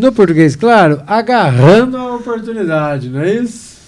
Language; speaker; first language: Portuguese; native; Portuguese